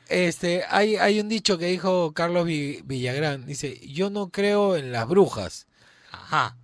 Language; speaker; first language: Spanish; native; Spanish